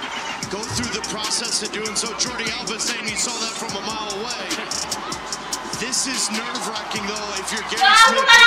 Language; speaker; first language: English; native; English